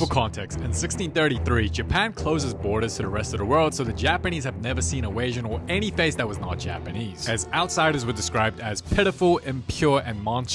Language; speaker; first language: English; native; English